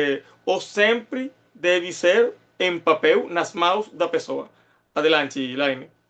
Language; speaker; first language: Portuguese; non-native, fluent; Spanish